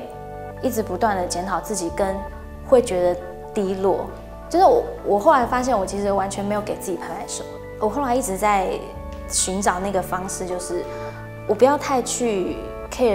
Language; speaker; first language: Chinese; native; Chinese